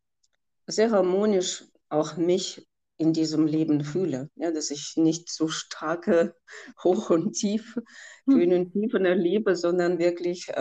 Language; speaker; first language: German; non-native, fluent; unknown